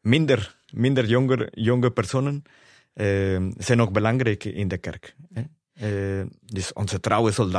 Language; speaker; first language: Dutch; non-native, fluent; Spanish